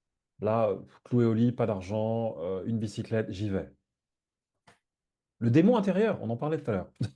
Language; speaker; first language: French; native; French